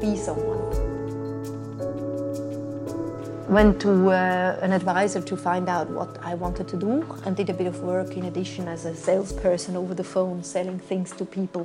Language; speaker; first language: English; non-native, fluent; Swiss German